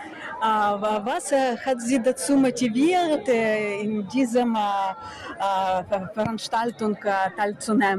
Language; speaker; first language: German; non-native, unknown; Ukrainian